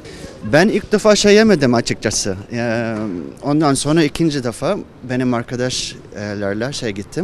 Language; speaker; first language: Turkish; non-native, fluent; Japanese